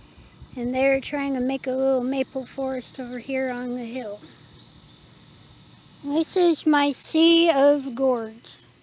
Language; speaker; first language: English; native; English